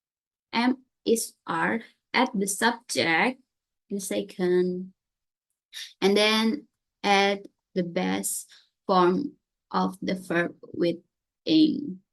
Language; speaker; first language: English; non-native, learner; Indonesian